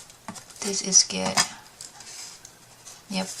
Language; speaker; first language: English; non-native, learner; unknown